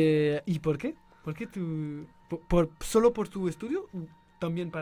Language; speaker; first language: Spanish; non-native, learner; French